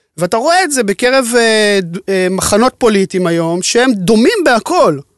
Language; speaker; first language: Hebrew; native; Hebrew